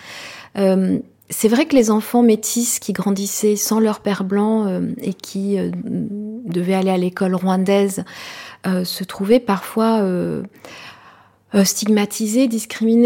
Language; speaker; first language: French; non-native, local second language; Kinyarwanda